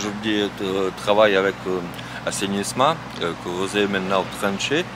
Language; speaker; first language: French; non-native, learner; Ukrainian